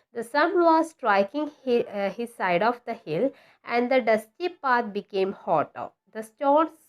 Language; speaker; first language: English; non-native, local second language; Malayalam